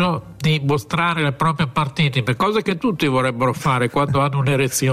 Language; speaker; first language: Italian; native; Italian